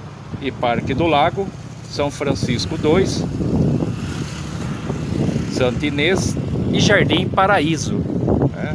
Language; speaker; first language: Portuguese; native; Portuguese